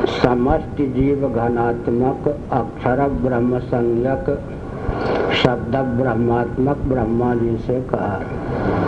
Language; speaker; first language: Hindi; non-native, local second language; Maithili